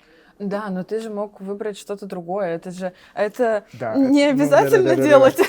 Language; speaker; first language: Russian; native; Russian